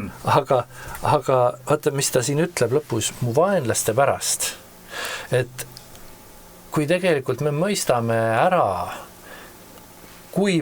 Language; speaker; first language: Estonian; native; Estonian